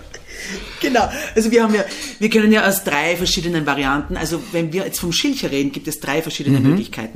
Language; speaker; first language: German; native; German